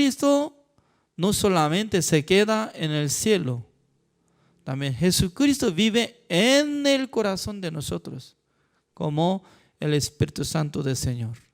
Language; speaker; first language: Spanish; non-native, fluent; Korean